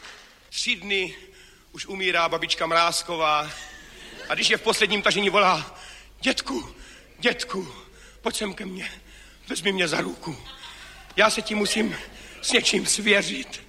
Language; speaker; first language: Czech; native; Czech